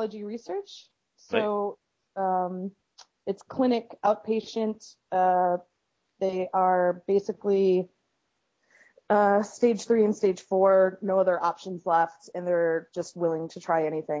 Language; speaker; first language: English; native; English